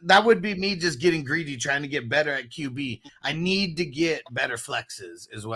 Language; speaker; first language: English; native; English